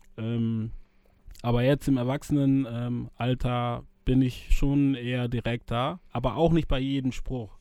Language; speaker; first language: German; early bilingual, other home language; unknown